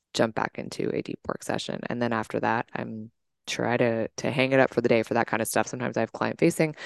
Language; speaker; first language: English; native; English